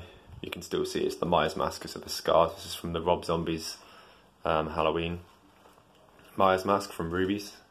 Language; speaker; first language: English; native; English